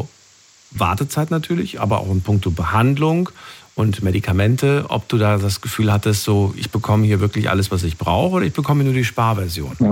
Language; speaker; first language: German; native; German